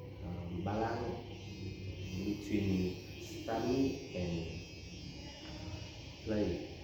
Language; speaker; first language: English; non-native, learner; Vietnamese